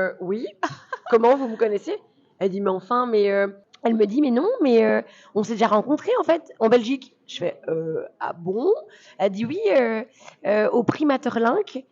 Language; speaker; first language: French; early bilingual, other home language; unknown